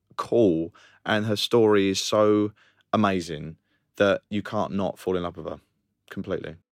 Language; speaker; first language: English; native; English